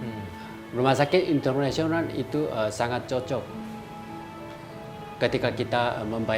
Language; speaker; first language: Indonesian; non-native, fluent; Korean